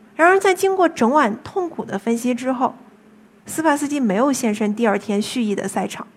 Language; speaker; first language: Chinese; native; Chinese